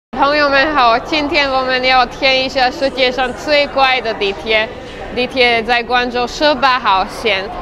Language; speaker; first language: Chinese; non-native, fluent; Czech